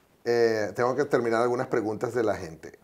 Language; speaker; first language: Spanish; native; Spanish